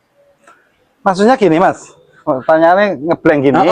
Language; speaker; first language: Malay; non-native, local second language; Javanese